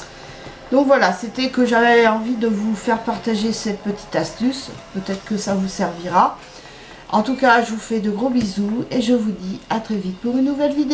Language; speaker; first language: French; native; French